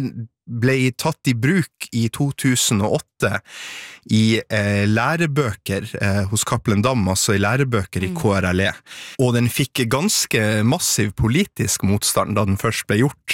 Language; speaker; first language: Norwegian; native; Norwegian